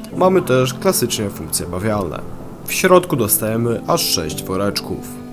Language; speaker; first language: Polish; native; Polish